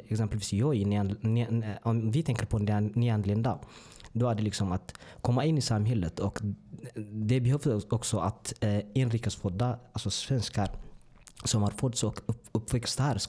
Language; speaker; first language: Swedish; non-native, fluent; Tigrinya